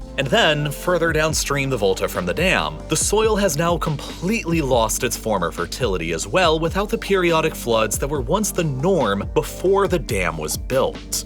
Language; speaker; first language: English; native; English